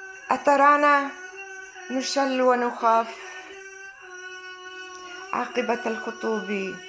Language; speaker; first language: Arabic; non-native, local second language; Kurdish